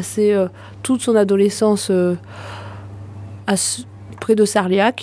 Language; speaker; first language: French; native; French